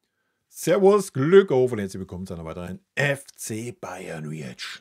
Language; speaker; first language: German; native; German